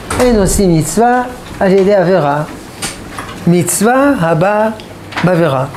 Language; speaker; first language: Hebrew; non-native, fluent; French